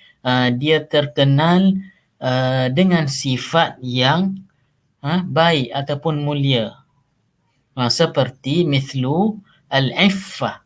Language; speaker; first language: Malay; native; Malay